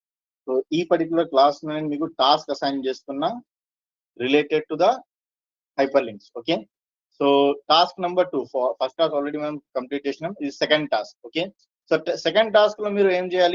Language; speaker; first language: Telugu; native; Telugu